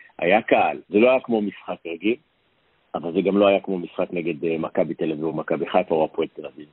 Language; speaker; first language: Hebrew; native; Hebrew